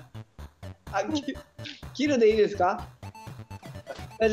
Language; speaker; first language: Japanese; native; Japanese